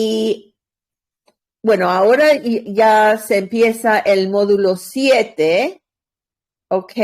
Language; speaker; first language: Spanish; non-native, learner; English